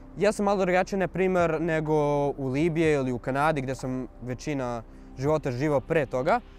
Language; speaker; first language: Serbian; early bilingual, other home language; Arabic